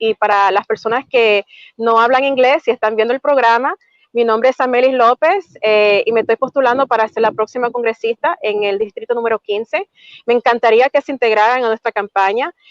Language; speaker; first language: Spanish; early bilingual, heritage; Spanish